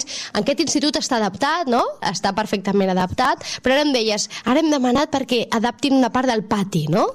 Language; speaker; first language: Catalan; native; Catalan